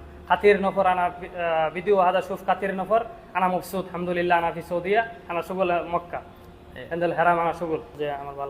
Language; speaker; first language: Arabic; non-native, learner; Bangla